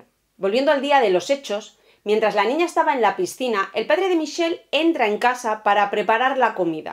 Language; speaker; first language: Spanish; native; Spanish